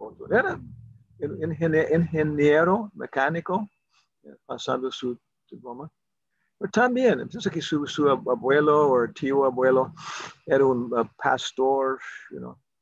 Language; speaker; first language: Spanish; non-native, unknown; English